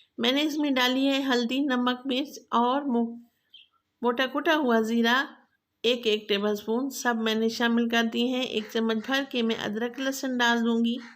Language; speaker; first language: Urdu; non-native, local second language; Saraiki